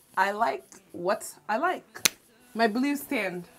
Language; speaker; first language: English; non-native, local second language; Wolof